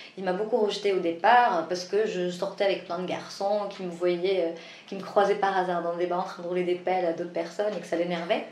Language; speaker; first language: French; non-native, local second language; Arabic